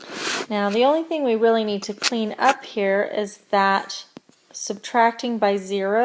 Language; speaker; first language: English; native; English